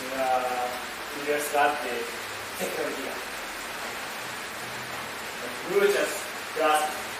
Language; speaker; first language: Spanish; non-native, learner; Japanese